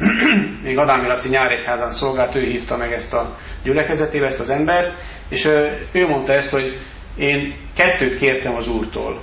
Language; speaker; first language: Hungarian; native; Hungarian